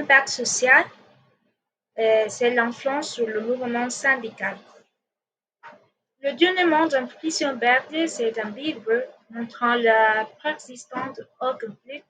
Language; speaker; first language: French; non-native, learner; Spanish